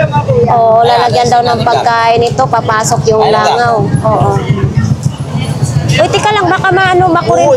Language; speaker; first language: Filipino; native; Filipino